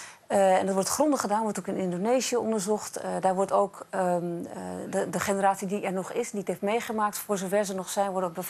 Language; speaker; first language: Dutch; native; Dutch